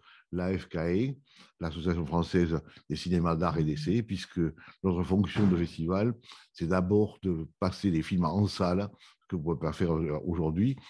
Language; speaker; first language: French; native; French